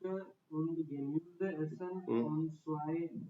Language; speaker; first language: German; non-native, learner; Hindi